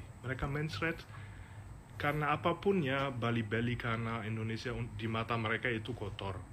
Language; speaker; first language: Indonesian; non-native, fluent; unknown